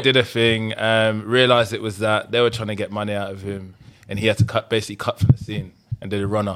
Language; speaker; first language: English; native; English